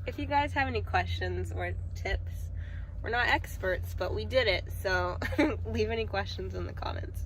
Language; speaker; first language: English; native; English